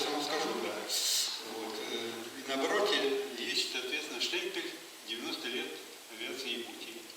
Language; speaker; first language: Russian; native; Russian